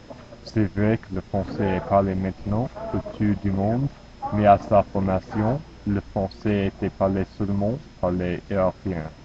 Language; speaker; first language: French; non-native, learner; English